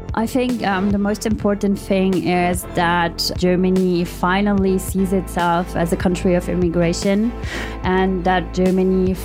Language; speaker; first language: English; early bilingual, heritage; German